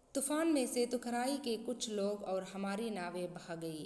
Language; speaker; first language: Hindi; non-native, local second language; Kannada